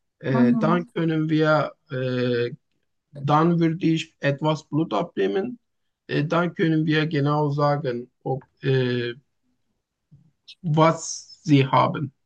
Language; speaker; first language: German; non-native, learner; Turkish